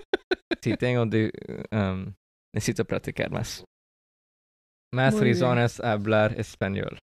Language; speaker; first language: Spanish; early bilingual, heritage; English